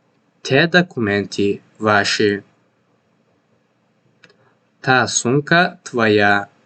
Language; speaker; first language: Russian; non-native, fluent; Tajik